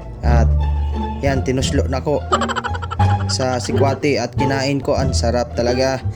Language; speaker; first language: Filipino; non-native, local second language; Cebuano